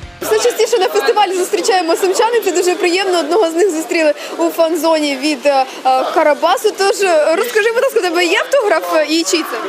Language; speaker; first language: Ukrainian; native; Ukrainian